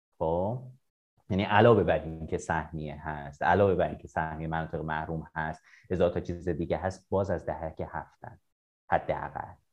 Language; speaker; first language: Persian; native; Persian